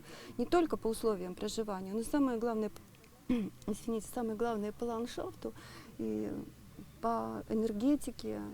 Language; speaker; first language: Russian; native; Russian